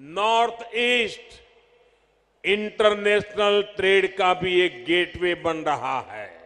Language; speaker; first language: Hindi; non-native, local second language; Gujarati